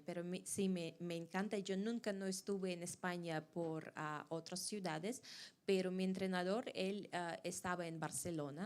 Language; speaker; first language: Spanish; non-native, fluent; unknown